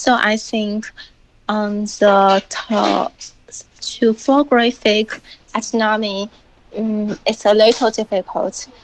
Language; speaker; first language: English; non-native, learner; Chinese